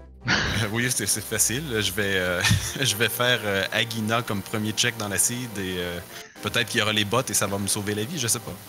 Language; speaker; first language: French; native; French